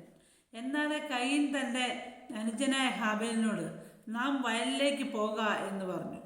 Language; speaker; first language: Malayalam; native; Malayalam